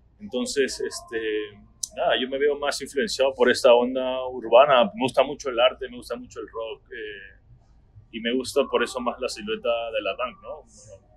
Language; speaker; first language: Spanish; native; Spanish